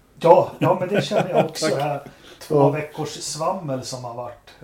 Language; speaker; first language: Swedish; native; Swedish